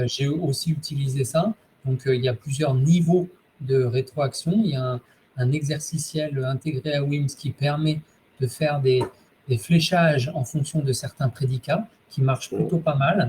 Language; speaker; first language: French; native; French